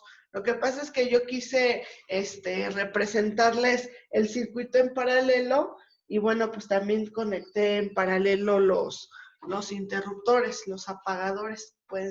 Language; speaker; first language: Spanish; native; Spanish